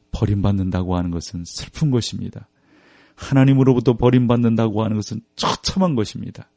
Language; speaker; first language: Korean; native; Korean